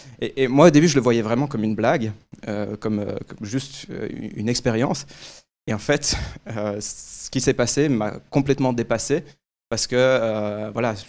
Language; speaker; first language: French; native; French